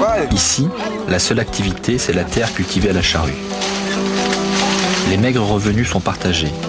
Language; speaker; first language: French; native; French